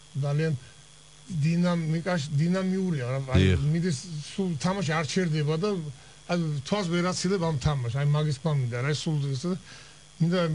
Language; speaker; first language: Georgian; native; Georgian